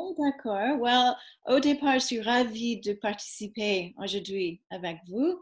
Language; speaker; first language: French; non-native, fluent; English